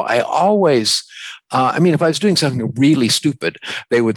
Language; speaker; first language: English; native; English